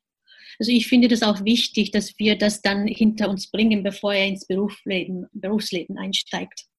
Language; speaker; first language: German; non-native, fluent; Japanese